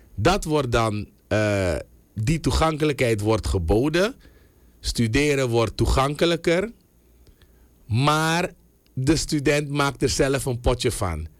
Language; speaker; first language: Dutch; native; Dutch